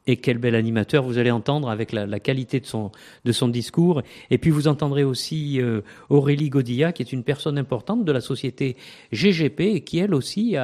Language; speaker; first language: French; native; French